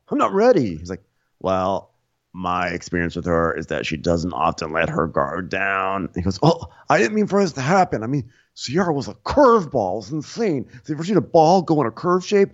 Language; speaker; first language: English; native; English